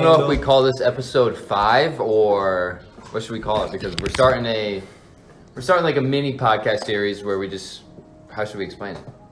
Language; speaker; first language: English; native; English